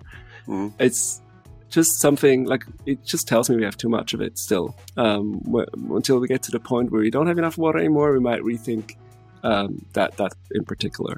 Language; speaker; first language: English; non-native, fluent; Swiss German